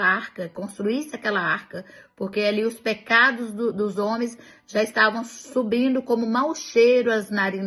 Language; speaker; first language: Portuguese; native; Portuguese